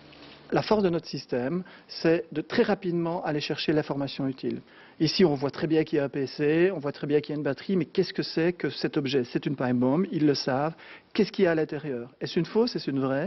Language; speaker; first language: French; native; French